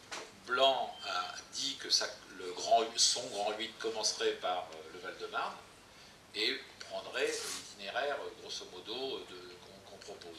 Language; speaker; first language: French; native; French